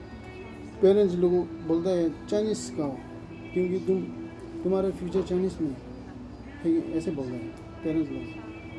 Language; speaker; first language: Hindi; non-native, learner; Tibetan